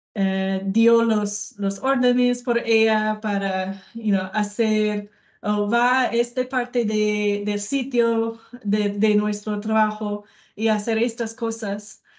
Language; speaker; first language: Spanish; non-native, learner; English